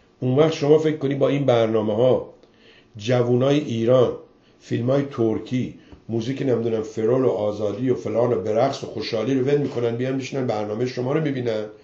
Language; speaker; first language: Persian; native; Persian